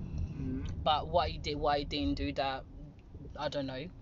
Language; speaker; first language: English; non-native, fluent; Dutch